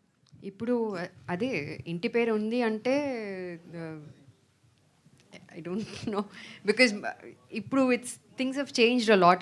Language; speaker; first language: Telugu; non-native, fluent; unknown